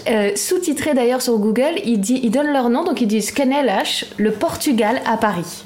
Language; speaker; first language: French; native; French